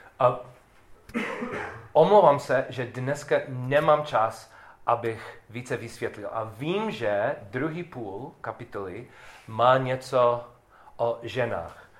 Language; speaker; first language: Czech; non-native, learner; English